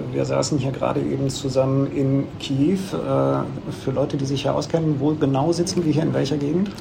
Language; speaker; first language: German; native; German